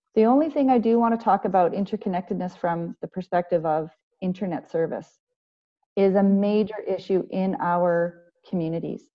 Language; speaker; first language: English; native; English